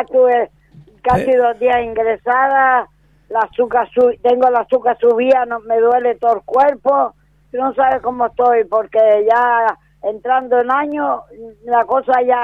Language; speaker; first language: Spanish; native; Spanish